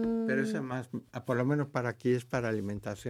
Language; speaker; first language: Spanish; native; Spanish